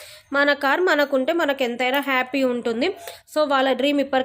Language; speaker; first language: Telugu; native; Telugu